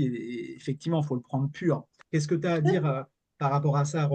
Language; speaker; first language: French; native; French